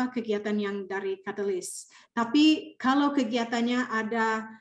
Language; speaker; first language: Indonesian; non-native, fluent; English